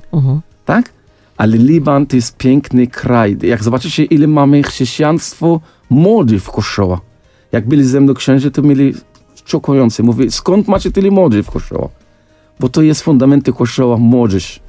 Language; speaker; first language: Polish; non-native, fluent; Arabic